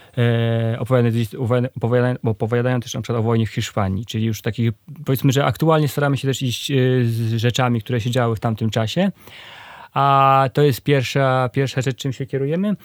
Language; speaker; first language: Polish; native; Polish